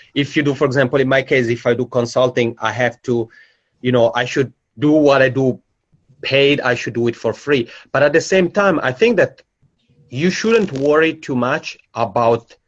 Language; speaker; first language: English; non-native, fluent; Italian